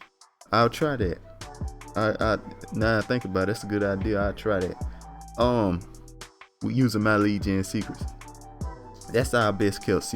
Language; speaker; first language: English; native; English